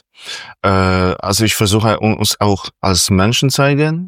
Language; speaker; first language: German; non-native, fluent; Polish